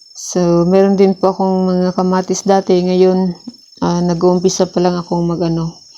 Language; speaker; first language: Filipino; non-native, local second language; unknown